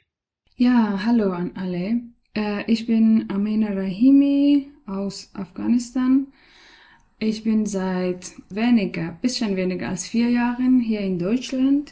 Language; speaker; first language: German; non-native, learner; Persian